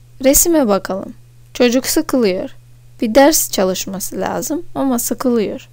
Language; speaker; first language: Turkish; non-native, fluent; Russian